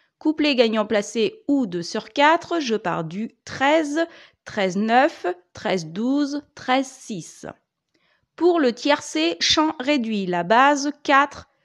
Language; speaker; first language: French; native; French